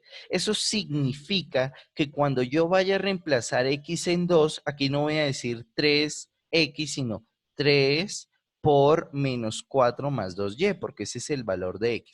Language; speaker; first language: Spanish; native; Spanish